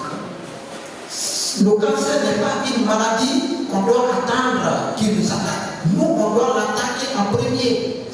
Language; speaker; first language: French; non-native, local second language; Wolof